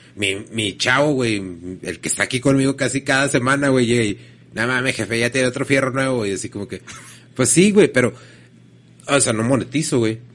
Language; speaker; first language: Spanish; native; Spanish